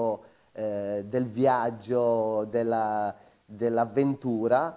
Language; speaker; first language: Italian; native; Italian